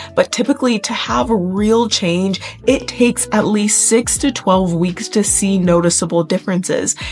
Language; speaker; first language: English; native; English